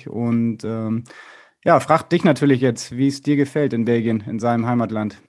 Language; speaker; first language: German; native; German